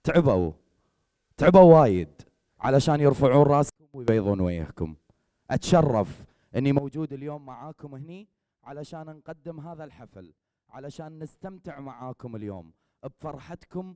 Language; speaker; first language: Arabic; native; Arabic